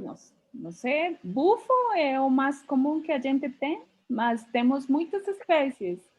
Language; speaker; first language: Portuguese; non-native, fluent; Spanish